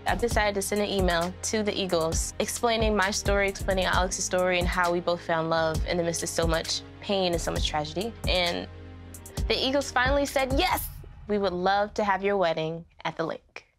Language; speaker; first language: English; native; English